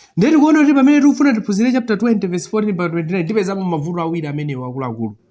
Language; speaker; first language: Nyanja; non-native, local second language; Tumbuka